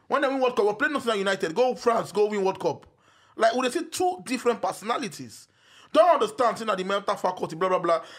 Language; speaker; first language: Nigerian Pidgin; non-native, local second language; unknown